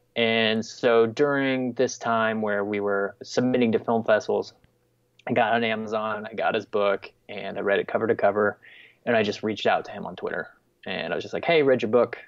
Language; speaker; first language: English; native; English